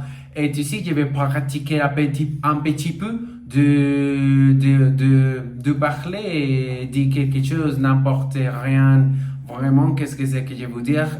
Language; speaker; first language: French; non-native, learner; Portuguese